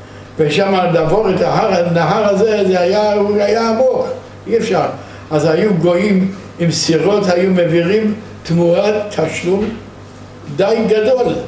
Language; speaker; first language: Hebrew; non-native, fluent; Yiddish